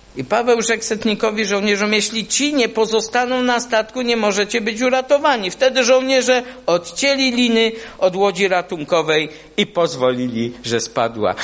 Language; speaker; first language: Polish; non-native, fluent; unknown